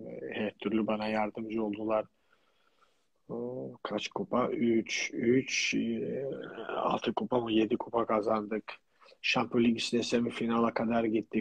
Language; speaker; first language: Turkish; non-native, fluent; Georgian